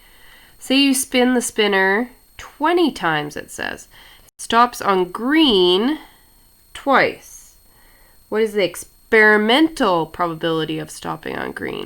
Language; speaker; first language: English; native; English